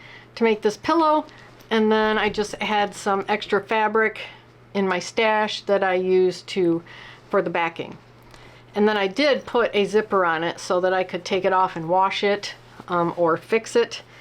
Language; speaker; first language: English; native; English